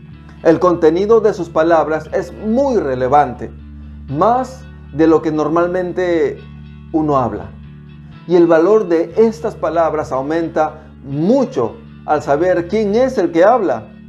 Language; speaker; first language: Spanish; native; Spanish